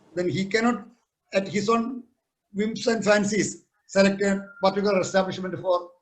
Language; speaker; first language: English; non-native, local second language; Malayalam